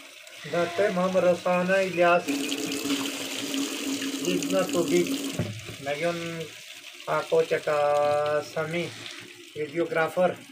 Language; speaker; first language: Filipino; non-native, learner; Punjabi